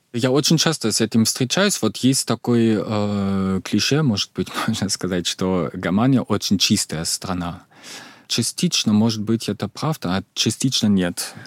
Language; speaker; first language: Russian; non-native, fluent; German